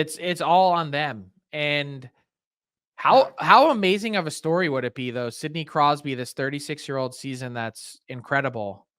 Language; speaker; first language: English; native; English